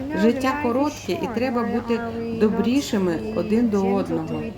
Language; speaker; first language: Ukrainian; non-native, learner; Dutch